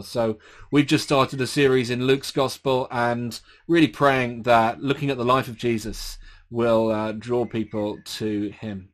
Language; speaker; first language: English; native; English